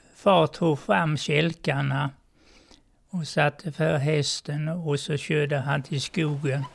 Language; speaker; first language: Swedish; native; Swedish